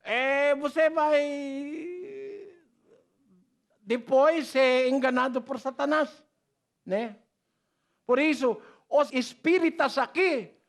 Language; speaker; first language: Portuguese; non-native, learner; Filipino